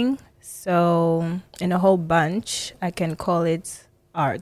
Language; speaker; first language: English; non-native, local second language; Swahili